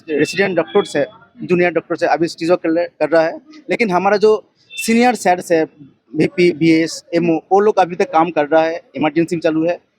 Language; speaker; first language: Hindi; non-native, local second language; Bangla